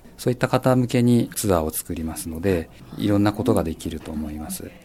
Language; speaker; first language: Japanese; native; Japanese